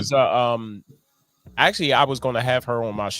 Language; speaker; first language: English; native; English